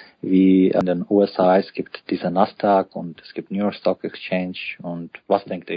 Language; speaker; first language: German; non-native, fluent; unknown